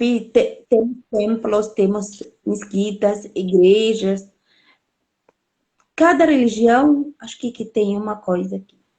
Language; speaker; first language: Portuguese; non-native, fluent; Arabic